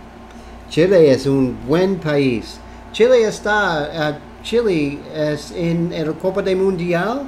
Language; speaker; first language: Spanish; non-native, learner; English